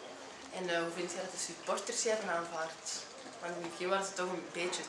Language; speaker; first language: Dutch; native; Dutch